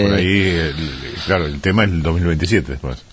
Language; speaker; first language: Spanish; native; Spanish